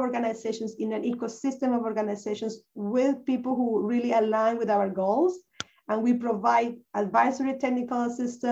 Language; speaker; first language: English; non-native, fluent; Spanish